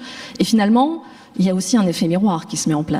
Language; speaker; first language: French; native; French